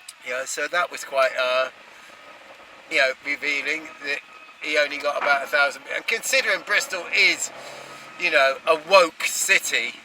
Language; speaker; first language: English; native; English